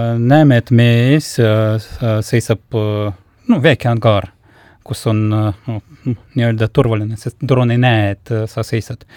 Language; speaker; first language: Estonian; non-native, local second language; Russian